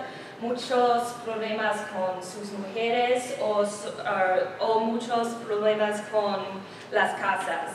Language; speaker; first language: Spanish; non-native, learner; English